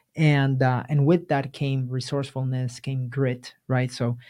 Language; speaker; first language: English; early bilingual, other home language; Spanish